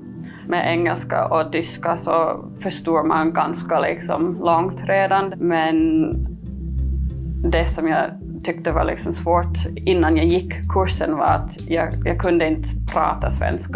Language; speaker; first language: Swedish; non-native, fluent; English